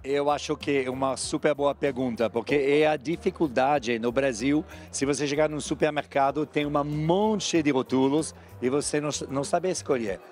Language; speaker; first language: Portuguese; non-native, fluent; French